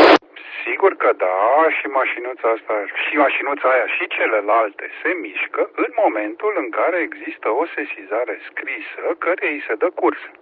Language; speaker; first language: Romanian; native; Romanian